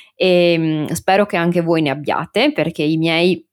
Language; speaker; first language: Italian; native; Italian